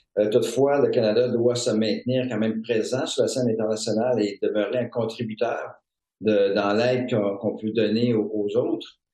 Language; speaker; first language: French; native; French